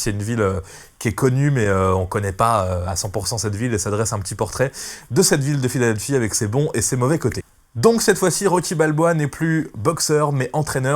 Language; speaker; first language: French; native; French